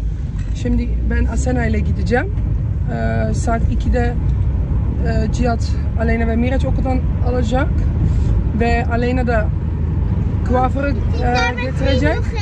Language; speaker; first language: Turkish; early bilingual, heritage; Dutch